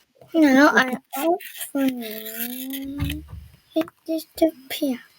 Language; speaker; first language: English; non-native, learner; Korean